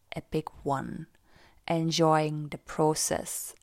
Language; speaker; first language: English; non-native, fluent; German